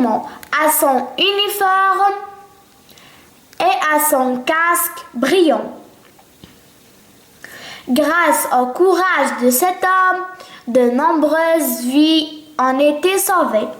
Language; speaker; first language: French; non-native, local second language; Arabic